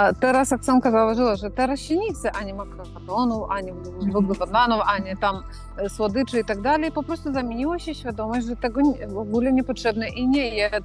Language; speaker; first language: Polish; non-native, fluent; Ukrainian